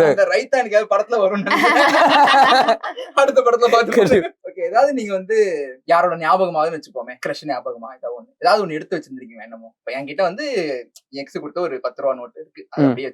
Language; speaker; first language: Tamil; native; Tamil